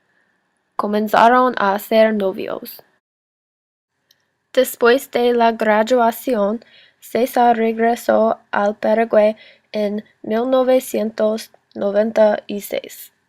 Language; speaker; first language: Spanish; non-native, learner; English